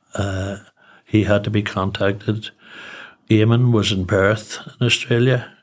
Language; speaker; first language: English; native; English